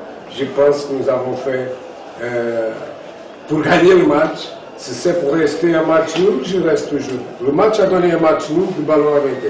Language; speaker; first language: French; non-native, fluent; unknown